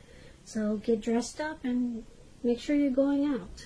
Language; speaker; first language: English; native; English